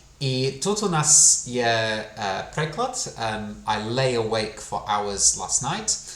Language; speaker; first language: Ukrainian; non-native, fluent; English